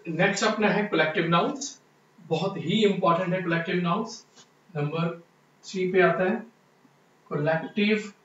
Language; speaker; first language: Hindi; non-native, local second language; Punjabi